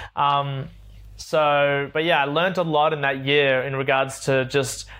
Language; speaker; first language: English; native; English